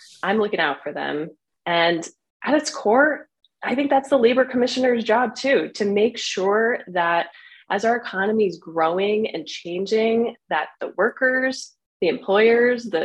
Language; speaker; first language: English; native; English